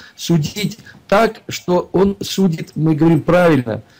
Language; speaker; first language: Russian; native; Russian